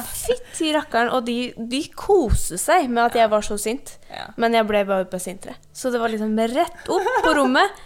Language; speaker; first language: Norwegian; early bilingual, other home language; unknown